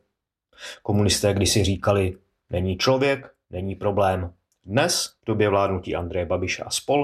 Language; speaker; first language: Czech; native; Czech